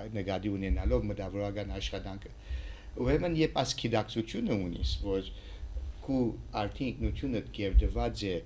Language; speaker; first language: Armenian; early bilingual, heritage; Armenian